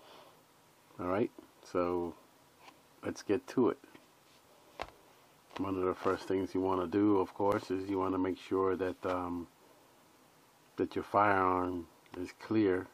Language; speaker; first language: English; native; English